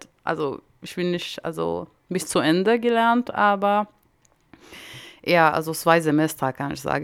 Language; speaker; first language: German; non-native, learner; Arabic